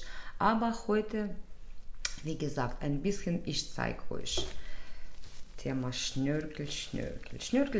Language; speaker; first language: German; non-native, learner; Russian